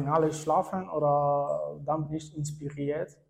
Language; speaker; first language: German; non-native, fluent; Spanish